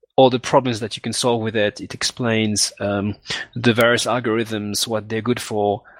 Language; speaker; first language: English; non-native, fluent; French